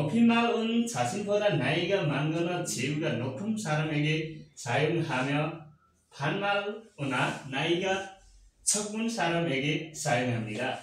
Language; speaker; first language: Korean; non-native, learner; Nepali